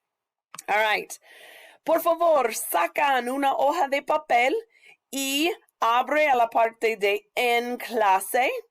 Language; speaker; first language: Spanish; non-native, fluent; English